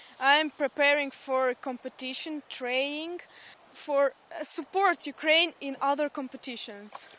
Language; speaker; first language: English; non-native, learner; Ukrainian